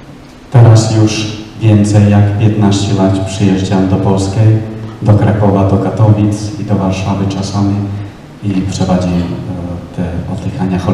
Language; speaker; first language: Polish; non-native, learner; Czech